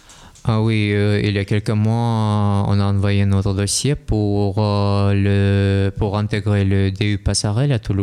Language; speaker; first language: French; non-native, fluent; Russian